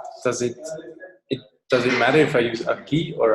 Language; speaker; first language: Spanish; non-native, learner; English